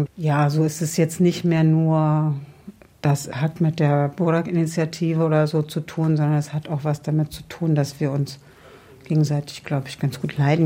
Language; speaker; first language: German; native; German